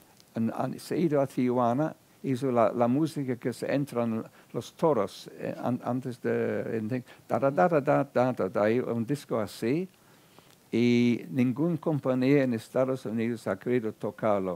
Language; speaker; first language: Spanish; non-native, fluent; English